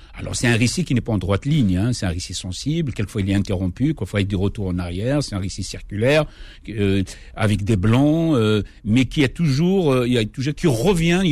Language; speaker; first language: French; non-native, local second language; Kabyle